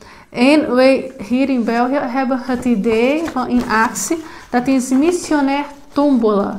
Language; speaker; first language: Dutch; non-native, fluent; Portuguese